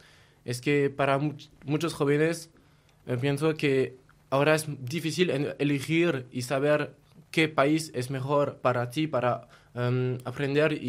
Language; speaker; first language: Spanish; non-native, learner; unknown